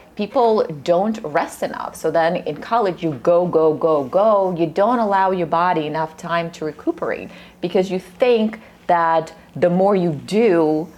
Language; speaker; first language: English; early bilingual, other home language; Russian